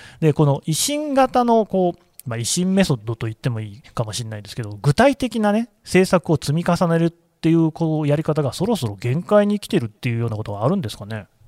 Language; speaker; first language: Japanese; native; Japanese